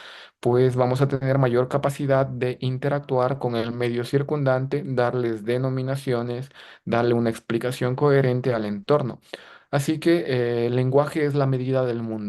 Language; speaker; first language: Spanish; native; Spanish